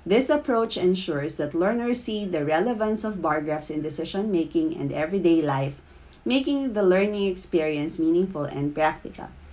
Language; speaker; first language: English; non-native, local second language; Filipino